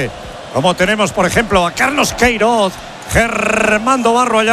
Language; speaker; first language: Spanish; native; Spanish